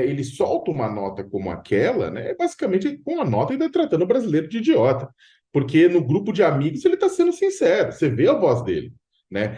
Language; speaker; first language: Portuguese; native; Portuguese